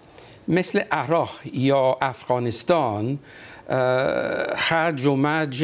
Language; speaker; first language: Persian; non-native, fluent; English